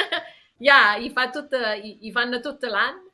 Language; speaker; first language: Italian; early bilingual, heritage; English